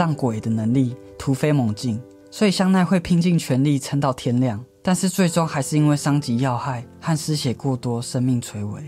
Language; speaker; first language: Chinese; native; Chinese